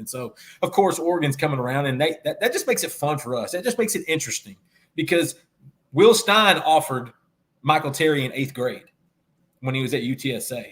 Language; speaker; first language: English; native; English